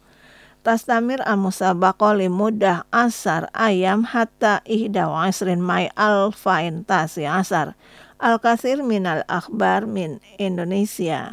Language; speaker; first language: Arabic; non-native, fluent; Indonesian